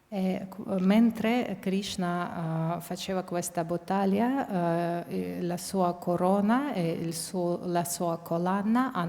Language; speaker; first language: Italian; non-native, fluent; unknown